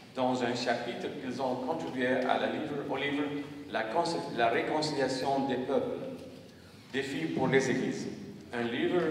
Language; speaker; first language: French; non-native, local second language; Arabic